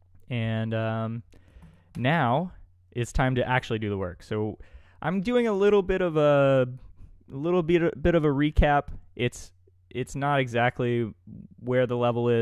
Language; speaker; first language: English; native; English